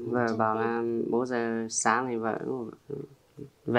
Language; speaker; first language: Vietnamese; non-native, local second language; Hmong